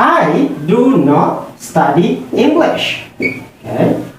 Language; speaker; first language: English; non-native, fluent; Indonesian